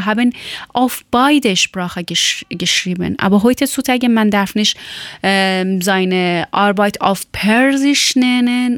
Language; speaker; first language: German; non-native, learner; Persian